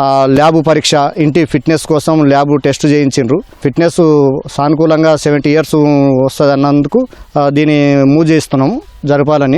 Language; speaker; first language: Telugu; native; Telugu